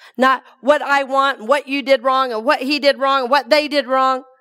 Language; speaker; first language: English; native; English